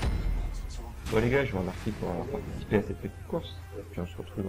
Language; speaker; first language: French; native; French